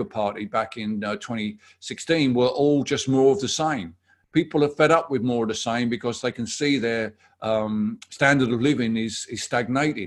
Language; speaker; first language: English; native; English